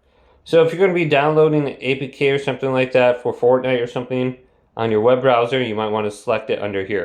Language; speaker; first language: English; native; English